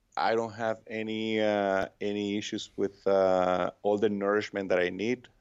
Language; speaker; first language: English; non-native, fluent; Spanish